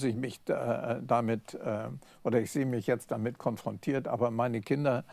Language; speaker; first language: German; native; German